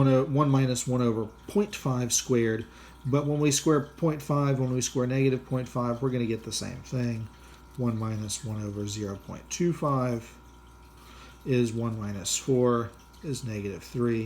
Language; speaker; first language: English; native; English